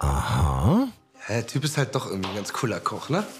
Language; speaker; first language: German; native; German